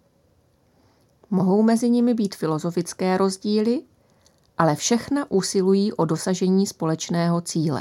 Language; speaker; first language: Czech; native; Czech